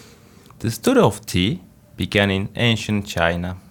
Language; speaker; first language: English; non-native, fluent; Turkish